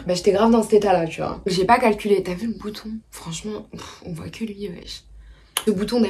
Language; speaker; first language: French; native; French